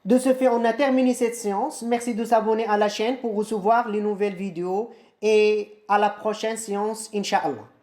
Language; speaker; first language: French; non-native, local second language; Arabic